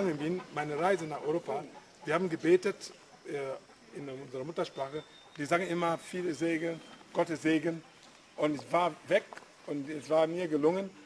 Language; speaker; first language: German; non-native, fluent; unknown